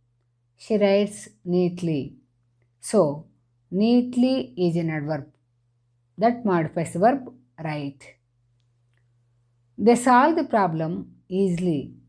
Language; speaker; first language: English; non-native, fluent; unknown